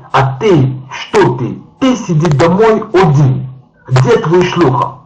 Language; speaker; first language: Russian; non-native, learner; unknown